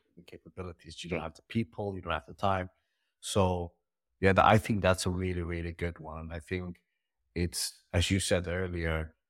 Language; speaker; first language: English; early bilingual, heritage; Dutch